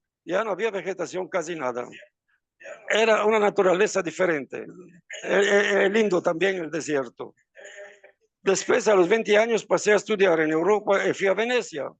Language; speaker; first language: Spanish; non-native, fluent; Italian